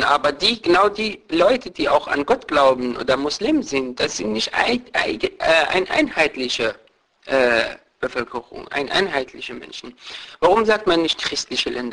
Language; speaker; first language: German; non-native, fluent; Persian